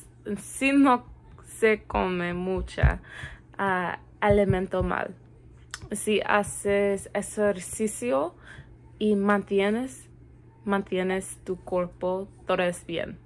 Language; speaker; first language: Spanish; non-native, learner; English